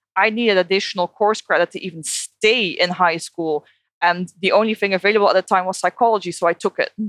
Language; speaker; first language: English; non-native, fluent; Dutch